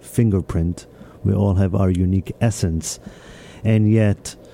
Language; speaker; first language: English; early bilingual, other home language; Hebrew